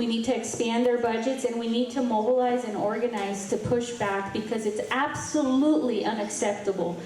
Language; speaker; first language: English; early bilingual, heritage; Spanish